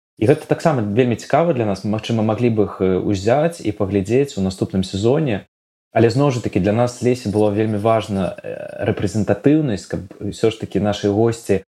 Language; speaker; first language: Belarusian; non-native, local second language; Russian